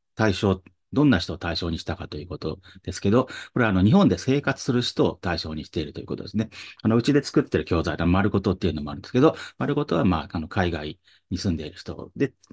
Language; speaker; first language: Japanese; native; Japanese